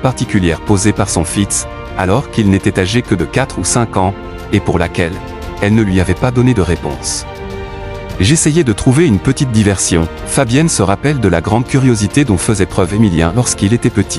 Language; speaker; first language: French; native; French